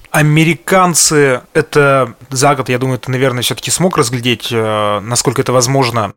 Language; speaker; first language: Russian; native; Russian